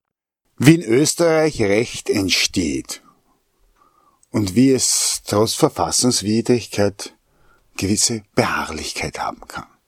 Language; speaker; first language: German; native; German